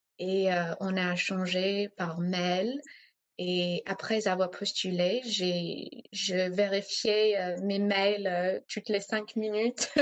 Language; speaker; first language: French; non-native, fluent; English